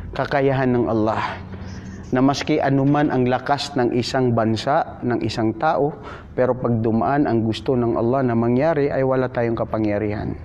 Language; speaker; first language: Filipino; non-native, local second language; Maranao